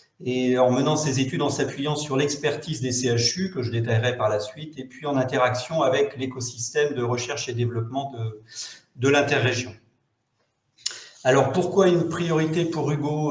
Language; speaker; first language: French; native; French